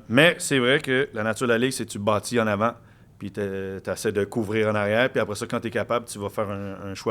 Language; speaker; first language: French; native; French